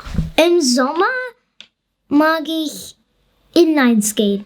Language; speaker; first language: German; early bilingual, other home language; English